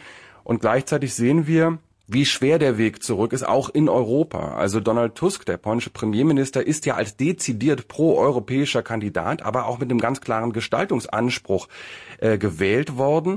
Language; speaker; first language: German; native; German